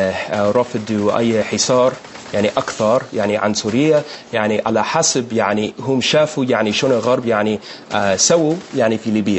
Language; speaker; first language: Arabic; non-native, learner; English